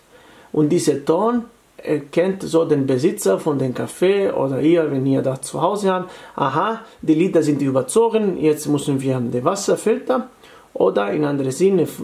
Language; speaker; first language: German; non-native, fluent; Italian